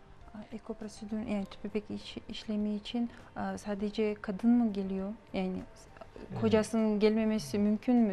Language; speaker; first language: Turkish; non-native, fluent; Kyrgyz